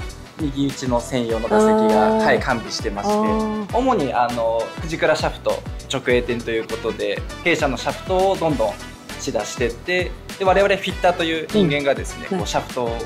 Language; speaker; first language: Japanese; native; Japanese